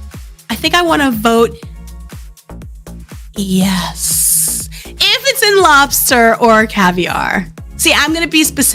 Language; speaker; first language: English; native; English